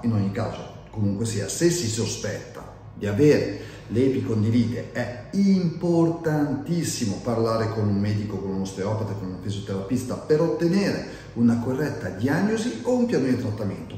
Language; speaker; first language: Italian; native; Italian